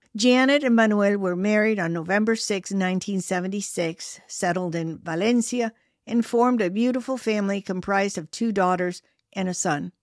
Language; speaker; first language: English; early bilingual, other home language; Spanish